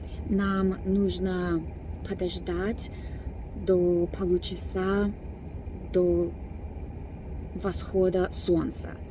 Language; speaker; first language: Russian; non-native, learner; English